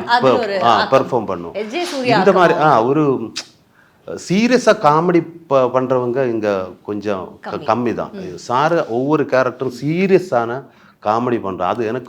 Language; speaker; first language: Tamil; non-native, learner; Malayalam